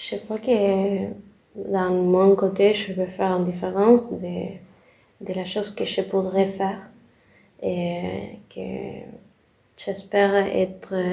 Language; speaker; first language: French; non-native, learner; Spanish